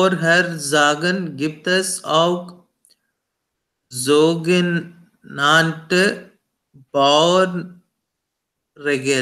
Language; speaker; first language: German; non-native, learner; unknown